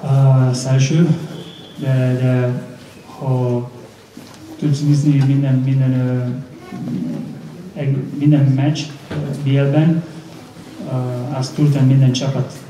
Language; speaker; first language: Hungarian; non-native, learner; Spanish